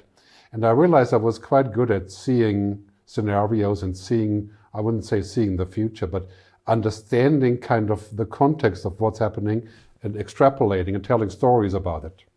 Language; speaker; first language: English; non-native, fluent; German